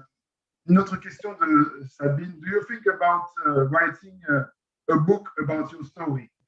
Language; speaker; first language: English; non-native, learner; French